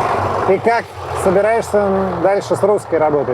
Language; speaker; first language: Russian; native; Russian